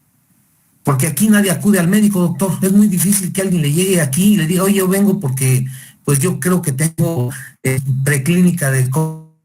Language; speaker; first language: Spanish; native; Spanish